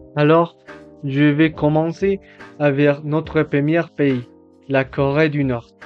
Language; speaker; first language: French; non-native, learner; Spanish